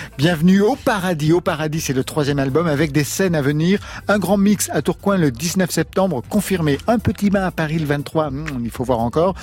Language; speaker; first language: French; native; French